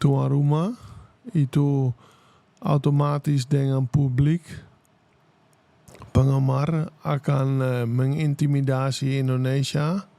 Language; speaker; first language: Indonesian; non-native, fluent; Dutch